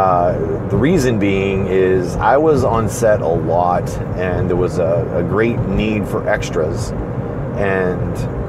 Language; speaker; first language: English; native; English